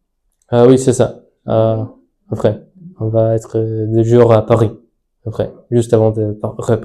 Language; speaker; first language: French; non-native, learner; Spanish